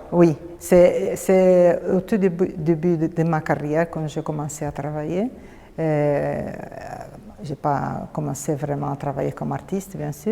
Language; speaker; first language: French; non-native, fluent; Portuguese